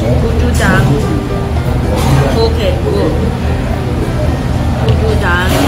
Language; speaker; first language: Korean; non-native, learner; Cantonese